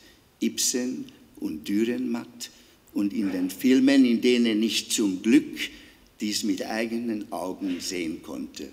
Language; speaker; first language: German; non-native, fluent; Hungarian